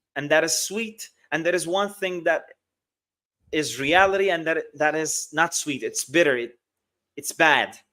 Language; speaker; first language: English; non-native, fluent; Turkish